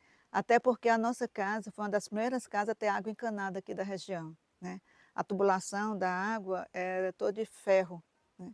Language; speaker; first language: Portuguese; native; Portuguese